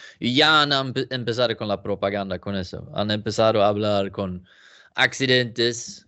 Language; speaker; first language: Spanish; non-native, learner; Swedish